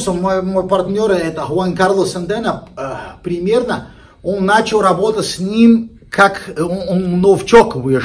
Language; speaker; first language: Russian; non-native, learner; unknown